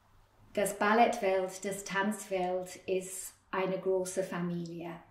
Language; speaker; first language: German; non-native, fluent; English